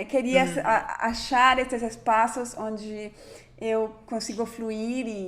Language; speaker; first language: Portuguese; non-native, fluent; Spanish